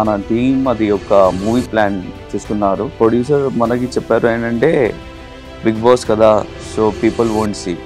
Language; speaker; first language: Telugu; non-native, learner; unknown